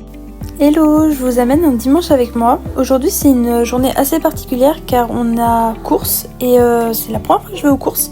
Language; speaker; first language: French; native; French